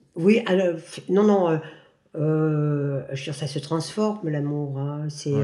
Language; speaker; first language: French; native; French